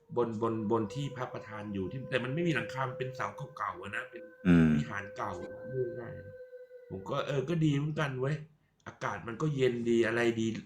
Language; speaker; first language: Thai; native; Thai